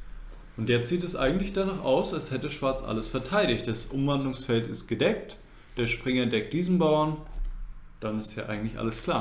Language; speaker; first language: German; native; German